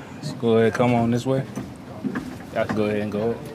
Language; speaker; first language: English; native; English